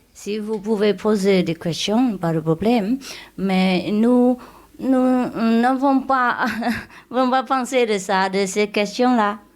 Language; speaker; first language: French; non-native, learner; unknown